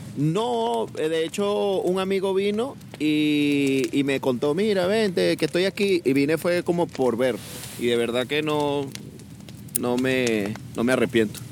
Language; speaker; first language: Spanish; native; Spanish